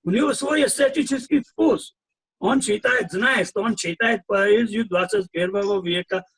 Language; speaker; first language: Russian; non-native, fluent; Hindi